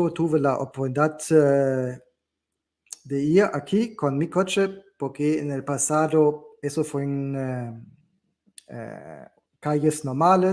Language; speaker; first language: Spanish; non-native, fluent; German